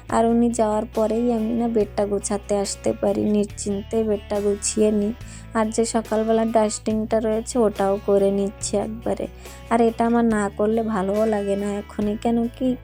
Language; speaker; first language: Bangla; non-native, local second language; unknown